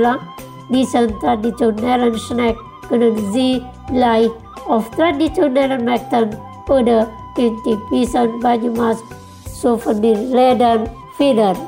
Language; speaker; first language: German; non-native, fluent; Indonesian